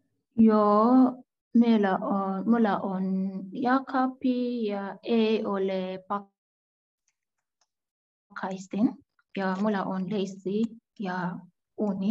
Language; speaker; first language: Finnish; non-native, learner; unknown